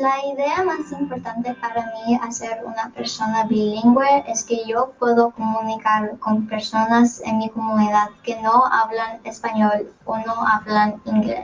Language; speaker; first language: Spanish; early bilingual, heritage; Spanish